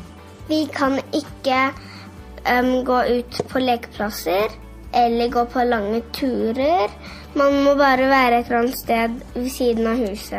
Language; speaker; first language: Norwegian; early bilingual, heritage; Norwegian